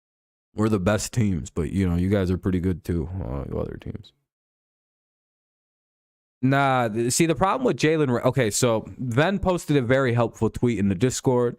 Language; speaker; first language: English; native; English